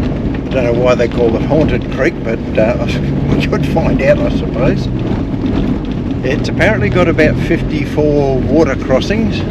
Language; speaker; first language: English; native; English